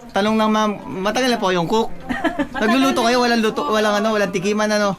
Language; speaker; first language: Filipino; native; Filipino